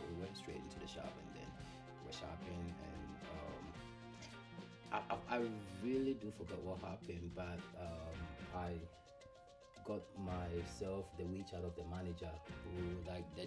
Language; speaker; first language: English; non-native, local second language; Akan